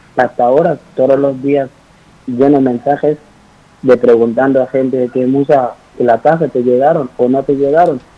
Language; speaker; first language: Spanish; non-native, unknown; Wolof